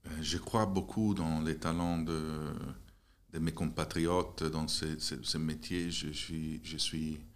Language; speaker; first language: French; non-native, fluent; Italian